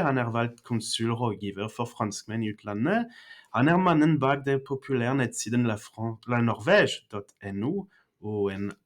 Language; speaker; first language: Norwegian; non-native, fluent; French